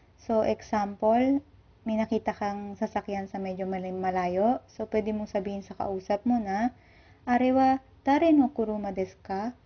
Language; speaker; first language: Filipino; native; Filipino